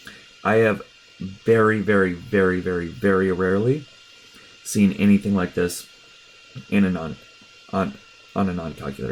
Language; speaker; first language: English; native; English